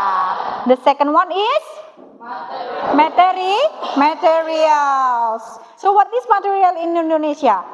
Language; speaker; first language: English; non-native, learner; Indonesian